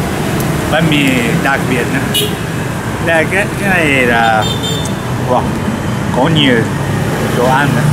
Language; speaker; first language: Vietnamese; non-native, learner; Japanese